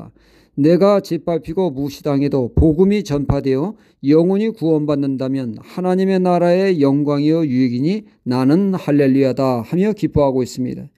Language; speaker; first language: Korean; native; Korean